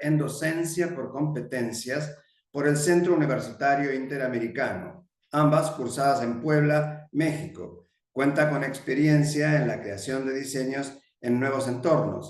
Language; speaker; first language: Spanish; native; Spanish